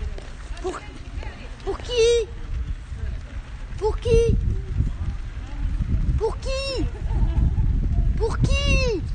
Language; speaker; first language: French; native; French